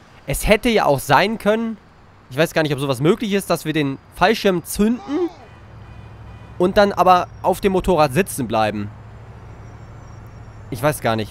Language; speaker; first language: German; native; German